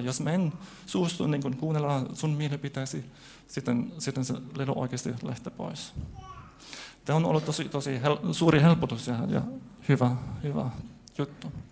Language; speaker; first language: Finnish; non-native, fluent; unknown